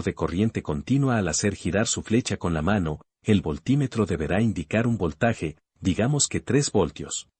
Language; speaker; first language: Spanish; native; Spanish